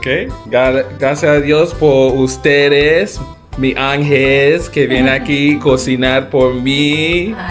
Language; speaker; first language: Spanish; non-native, learner; English